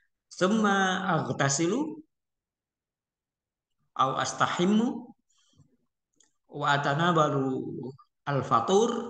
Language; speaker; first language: Arabic; non-native, fluent; Indonesian